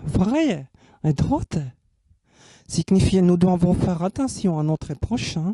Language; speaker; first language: French; non-native, learner; German